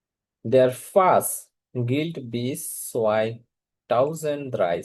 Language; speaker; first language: German; non-native, fluent; Bangla